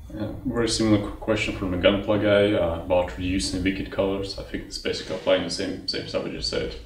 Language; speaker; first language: English; non-native, fluent; Russian